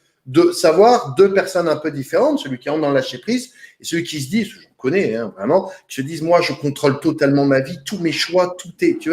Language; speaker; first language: French; native; French